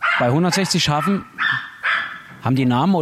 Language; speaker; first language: German; native; German